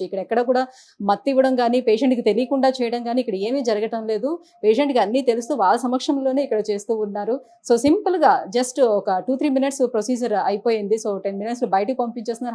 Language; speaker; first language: Telugu; native; Telugu